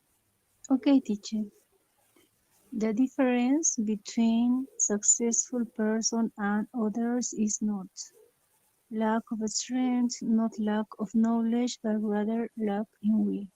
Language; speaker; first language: English; non-native, learner; Spanish